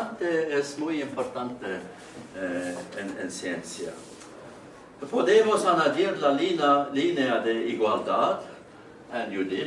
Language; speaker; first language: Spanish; non-native, learner; Estonian